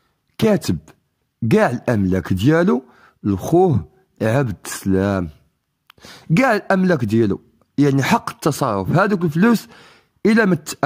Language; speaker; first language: Arabic; native; Arabic